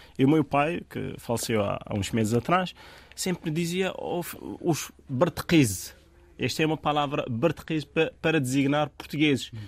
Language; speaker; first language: Portuguese; non-native, fluent; Arabic